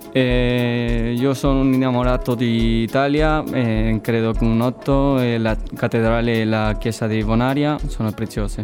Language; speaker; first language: Italian; non-native, learner; Spanish